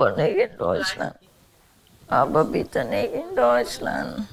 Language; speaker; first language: German; non-native, learner; Vietnamese